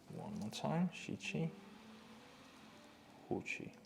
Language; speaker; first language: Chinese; non-native, learner; English